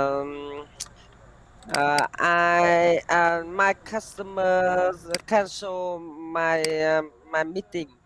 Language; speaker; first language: English; non-native, learner; Vietnamese